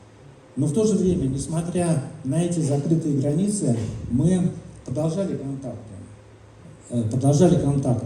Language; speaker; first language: Russian; native; Russian